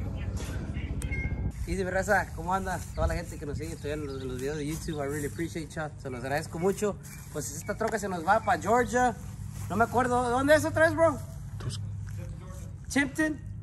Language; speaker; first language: Spanish; early bilingual, heritage; Spanish